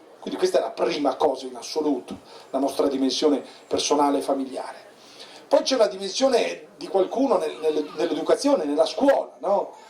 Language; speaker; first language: Italian; native; Italian